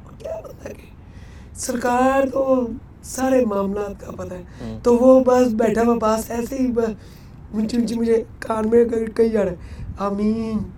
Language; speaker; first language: Urdu; non-native, local second language; Punjabi